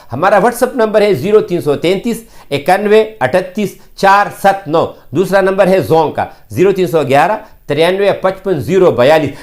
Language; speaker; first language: Urdu; non-native, local second language; Pashto